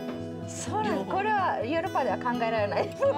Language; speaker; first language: Japanese; non-native, fluent; Romanian